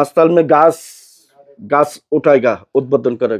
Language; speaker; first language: Hindi; non-native, learner; Bangla